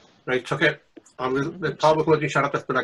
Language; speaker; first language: Welsh; native; Welsh